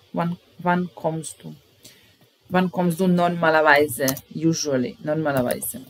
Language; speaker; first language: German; non-native, fluent; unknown